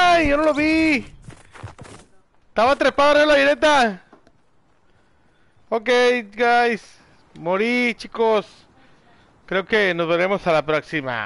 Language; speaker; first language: Spanish; native; Spanish